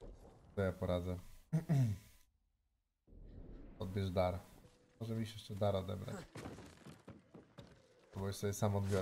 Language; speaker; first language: Polish; native; Polish